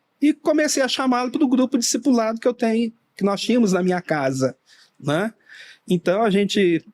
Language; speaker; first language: Portuguese; native; Portuguese